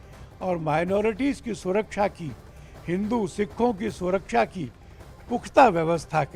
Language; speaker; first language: Hindi; native; Hindi